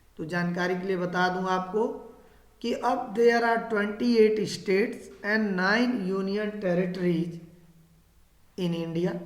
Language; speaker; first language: Hindi; native; Hindi